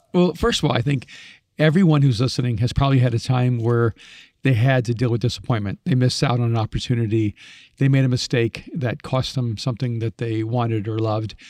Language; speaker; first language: English; early bilingual, other home language; Spanish